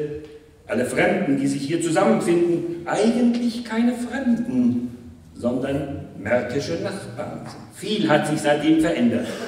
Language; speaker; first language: German; native; German